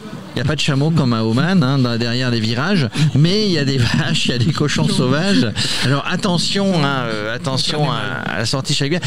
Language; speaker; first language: French; native; French